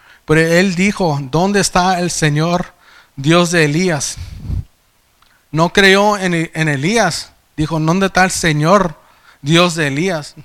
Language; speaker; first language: Spanish; early bilingual, heritage; Spanish